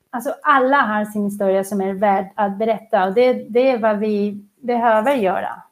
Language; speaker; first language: Swedish; non-native, fluent; Spanish